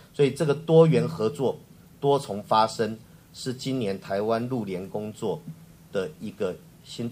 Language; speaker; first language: Chinese; native; Chinese